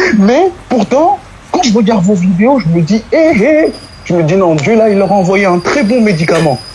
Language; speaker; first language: French; non-native, local second language; Wolof